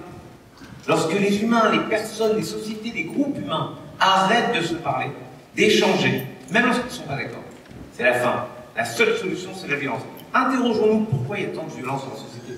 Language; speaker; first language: French; native; French